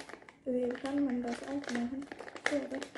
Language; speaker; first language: German; non-native, learner; Indonesian